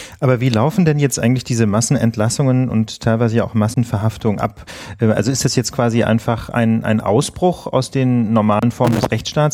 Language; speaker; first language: German; native; German